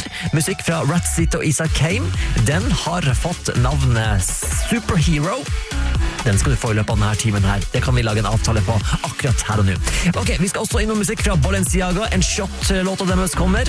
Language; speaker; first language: Norwegian; native; Norwegian